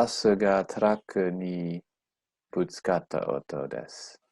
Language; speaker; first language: Japanese; non-native, learner; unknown